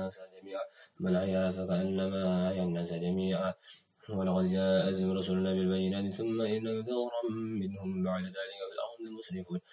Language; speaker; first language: Arabic; non-native, learner; Indonesian